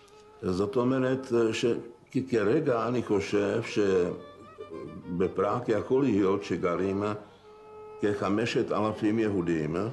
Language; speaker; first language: Hebrew; non-native, fluent; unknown